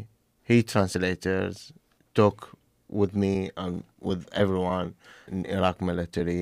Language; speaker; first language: English; non-native, learner; Arabic